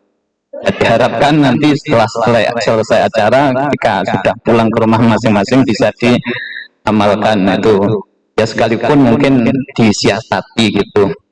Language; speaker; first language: Indonesian; non-native, local second language; Javanese